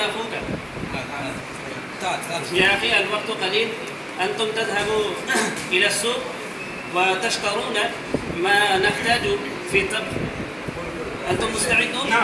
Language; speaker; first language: Arabic; non-native, learner; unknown